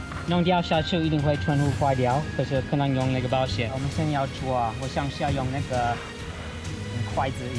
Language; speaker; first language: Chinese; non-native, learner; English